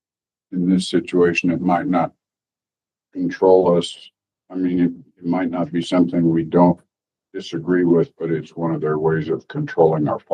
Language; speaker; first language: English; native; English